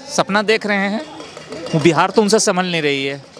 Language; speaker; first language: Hindi; native; Hindi